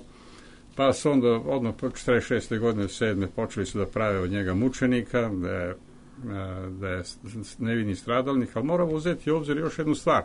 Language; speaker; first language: Serbian; native; Serbian